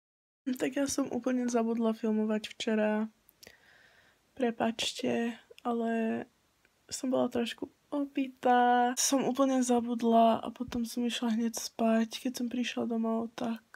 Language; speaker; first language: Slovak; early bilingual, heritage; Slovak